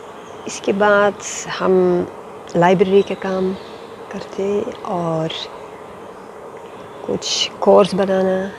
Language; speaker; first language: Hindi; non-native, fluent; Dutch